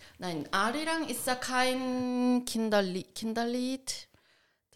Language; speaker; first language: German; early bilingual, heritage; Korean